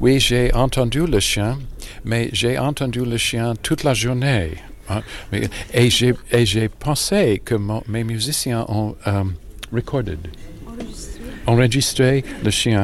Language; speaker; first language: French; non-native, learner; English